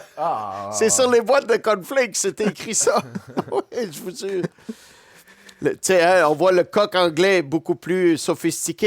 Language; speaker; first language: French; native; French